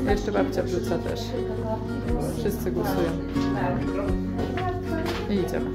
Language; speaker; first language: Polish; native; Polish